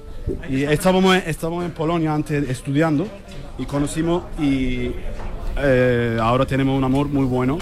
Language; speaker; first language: Spanish; non-native, learner; Turkish